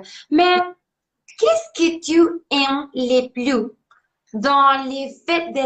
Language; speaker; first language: French; non-native, learner; Spanish